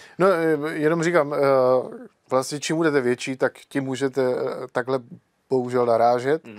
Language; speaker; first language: Czech; native; Czech